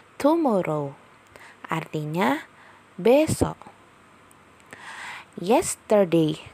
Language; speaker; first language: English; non-native, fluent; Indonesian